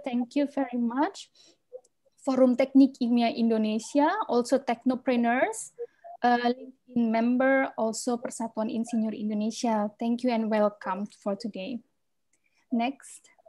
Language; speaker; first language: English; non-native, fluent; Indonesian